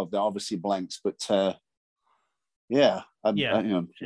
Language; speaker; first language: English; native; English